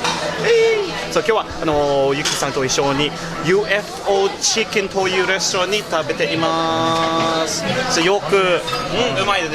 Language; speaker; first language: Japanese; non-native, fluent; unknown